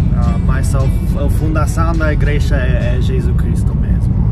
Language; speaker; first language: Portuguese; non-native, fluent; English